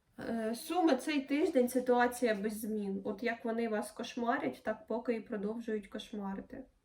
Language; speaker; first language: Ukrainian; non-native, local second language; Russian